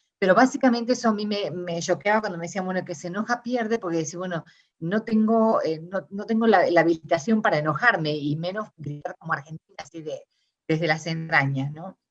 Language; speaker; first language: Spanish; native; Spanish